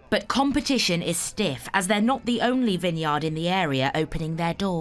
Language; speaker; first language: English; native; English